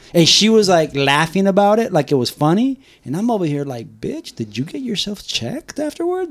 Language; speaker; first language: English; early bilingual, other home language; Spanish